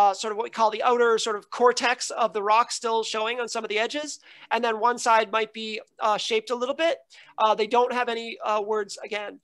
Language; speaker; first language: English; native; English